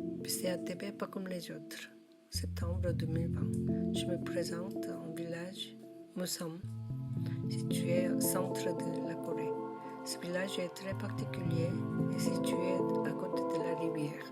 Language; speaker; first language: French; non-native, learner; Korean